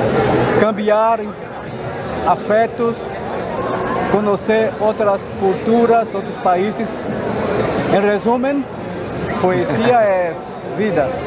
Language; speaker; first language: Spanish; non-native, fluent; Portuguese